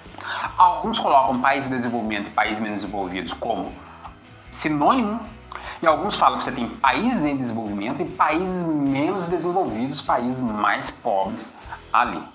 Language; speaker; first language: Portuguese; native; Portuguese